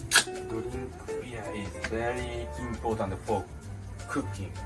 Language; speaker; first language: English; non-native, learner; Japanese